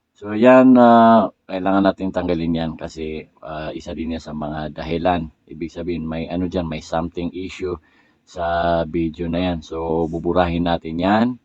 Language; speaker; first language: Filipino; non-native, local second language; Maranao